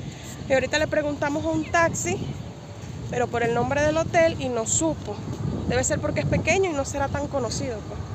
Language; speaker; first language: Spanish; native; Spanish